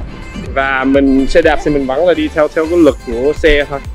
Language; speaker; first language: Vietnamese; early bilingual, heritage; Vietnamese